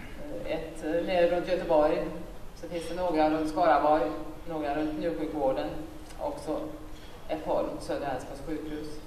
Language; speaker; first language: Swedish; native; Swedish